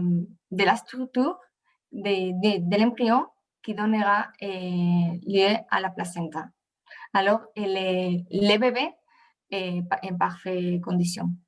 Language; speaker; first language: French; non-native, fluent; Spanish